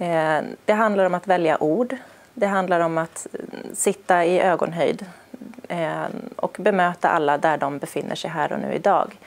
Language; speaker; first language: Swedish; native; Swedish